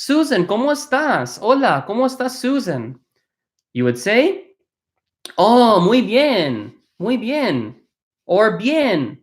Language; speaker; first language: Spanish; non-native, fluent; English